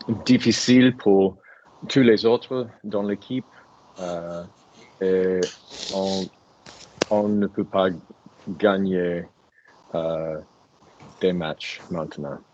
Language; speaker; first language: French; non-native, learner; English